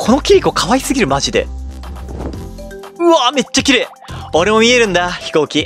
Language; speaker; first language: Japanese; native; Japanese